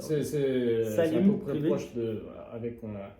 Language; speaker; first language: French; non-native, learner; Kazakh